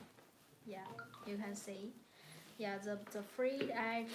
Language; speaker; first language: English; non-native, learner; Chinese